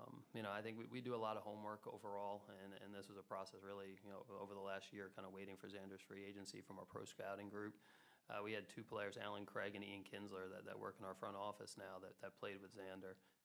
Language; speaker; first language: English; native; English